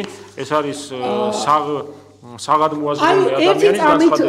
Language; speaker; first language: Georgian; native; Georgian